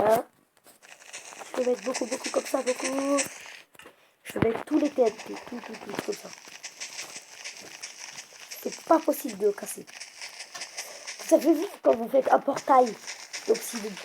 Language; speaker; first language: French; early bilingual, other home language; Arabic